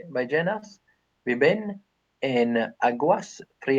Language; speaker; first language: Spanish; non-native, learner; English